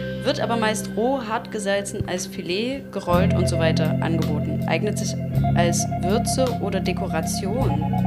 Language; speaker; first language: German; native; German